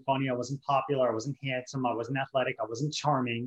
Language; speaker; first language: English; native; English